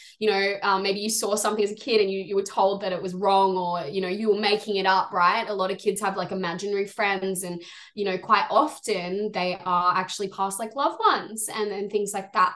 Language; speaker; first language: English; native; English